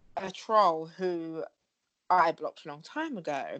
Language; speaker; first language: English; native; English